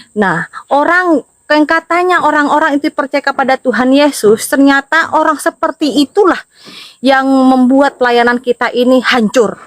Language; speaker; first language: Indonesian; non-native, local second language; Madurese